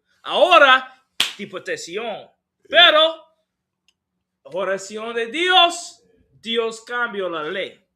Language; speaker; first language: Spanish; non-native, learner; English